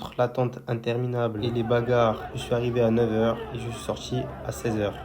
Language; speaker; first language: French; native; French